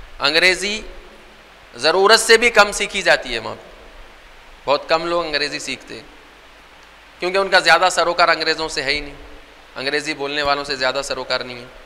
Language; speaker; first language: Urdu; native; Urdu